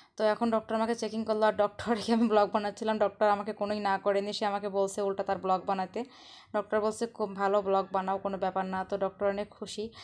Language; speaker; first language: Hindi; non-native, learner; Bangla